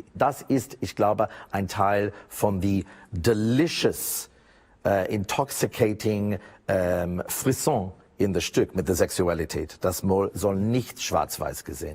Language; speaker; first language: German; non-native, fluent; English